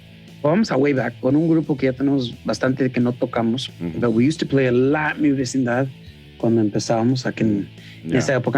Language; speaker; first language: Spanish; early bilingual, heritage; Spanish